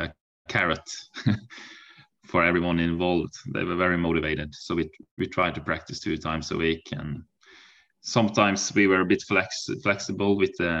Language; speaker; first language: English; non-native, fluent; Norwegian